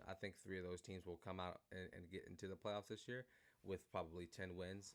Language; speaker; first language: English; native; English